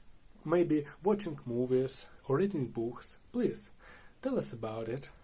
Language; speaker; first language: English; non-native, learner; Russian